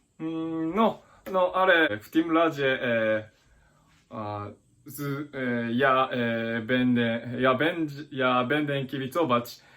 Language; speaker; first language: Polish; non-native, learner; Japanese